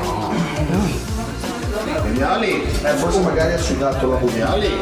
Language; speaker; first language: Italian; native; Italian